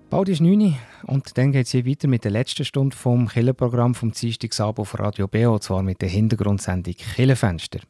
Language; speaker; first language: German; native; German